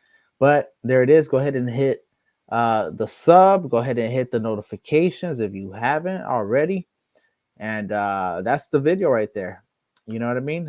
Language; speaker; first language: English; native; English